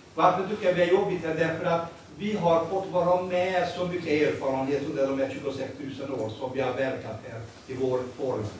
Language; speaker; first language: Swedish; non-native, fluent; Hungarian